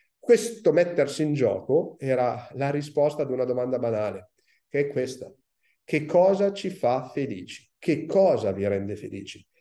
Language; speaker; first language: Italian; native; Italian